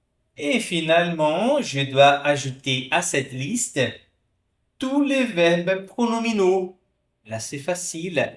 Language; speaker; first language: French; non-native, fluent; Portuguese